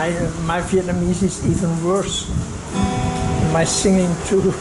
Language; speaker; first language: English; non-native, fluent; Dutch